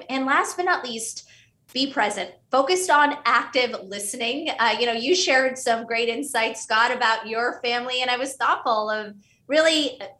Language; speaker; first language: English; early bilingual, other home language; Hindi